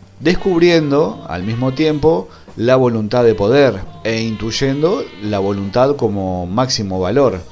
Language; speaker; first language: Spanish; native; Spanish